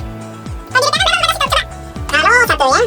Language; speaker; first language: Indonesian; native; Indonesian